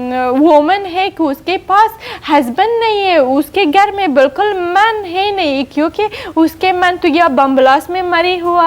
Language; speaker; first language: Hindi; non-native, learner; Persian